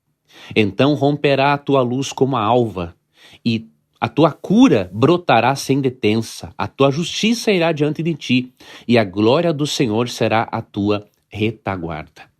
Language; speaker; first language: Portuguese; native; Portuguese